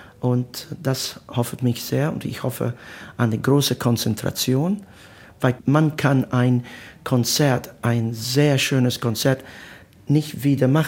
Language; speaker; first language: German; non-native, learner; Italian